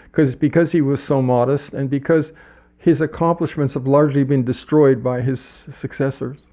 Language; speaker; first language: English; native; English